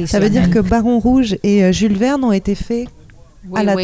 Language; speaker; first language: French; native; French